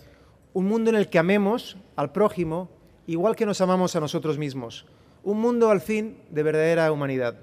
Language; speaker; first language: Spanish; native; Spanish